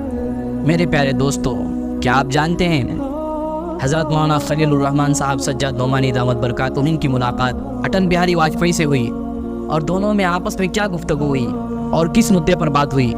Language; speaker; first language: Urdu; native; Urdu